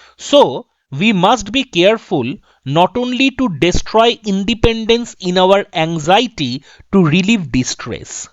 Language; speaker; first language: English; non-native, local second language; Bangla